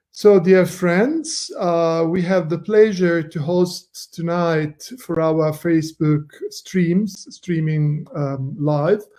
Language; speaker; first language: English; non-native, fluent; Italian